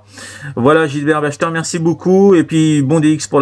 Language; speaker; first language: French; native; French